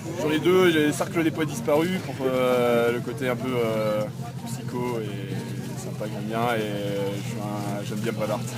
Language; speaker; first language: French; native; French